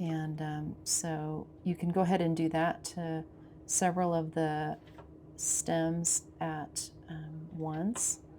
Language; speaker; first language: English; native; English